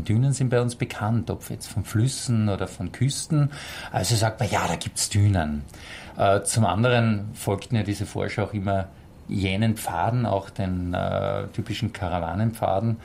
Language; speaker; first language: German; native; German